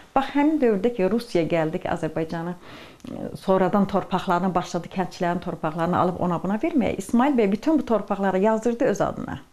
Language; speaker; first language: Azerbaijani; native; Azerbaijani